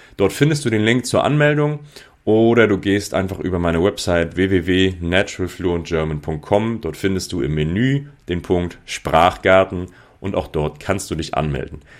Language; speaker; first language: German; native; German